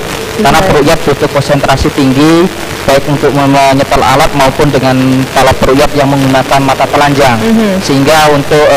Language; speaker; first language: Indonesian; native; Indonesian